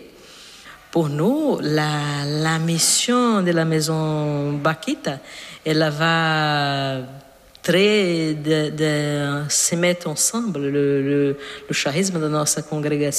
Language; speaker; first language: French; non-native, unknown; Portuguese